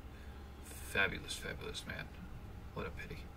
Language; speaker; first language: English; native; English